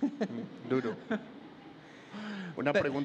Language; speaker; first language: Spanish; native; Spanish